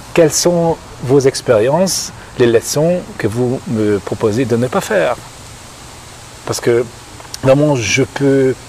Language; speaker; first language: French; non-native, fluent; Hungarian